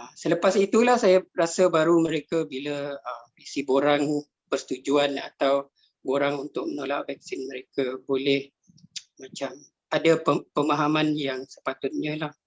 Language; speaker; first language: Malay; non-native, local second language; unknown